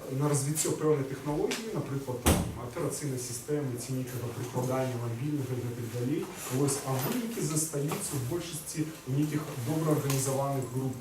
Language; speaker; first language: Belarusian; non-native, local second language; Russian